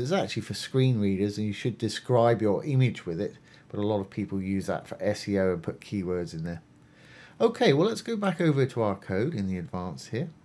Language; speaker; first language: English; native; English